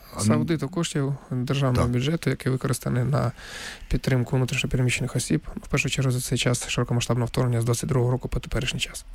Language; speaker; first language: Ukrainian; non-native, local second language; Russian